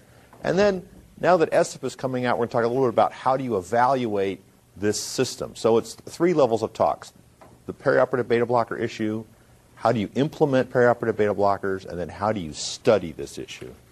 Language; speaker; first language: English; native; English